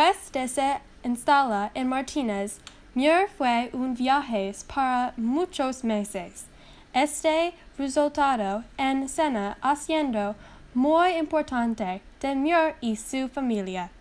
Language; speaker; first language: Spanish; non-native, learner; English